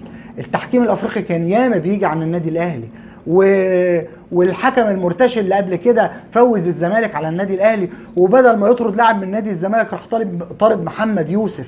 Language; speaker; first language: Arabic; native; Arabic